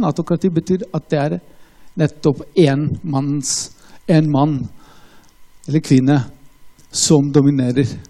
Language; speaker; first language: Norwegian; non-native, fluent; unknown